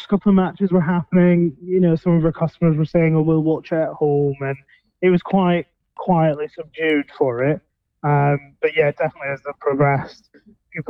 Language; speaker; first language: English; native; English